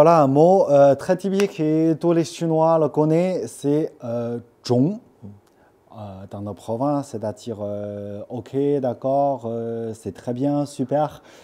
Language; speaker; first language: French; non-native, fluent; Chinese